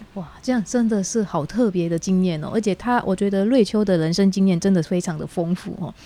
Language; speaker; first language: Chinese; native; Chinese